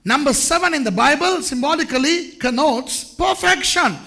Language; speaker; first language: English; non-native, local second language; Tamil